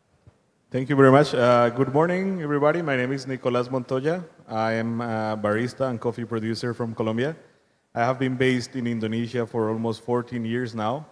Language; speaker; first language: English; non-native, fluent; Spanish